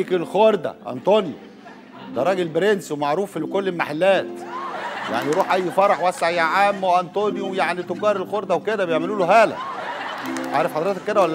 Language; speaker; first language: Arabic; native; Arabic